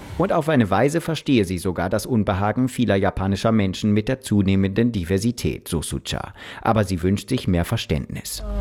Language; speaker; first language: German; native; German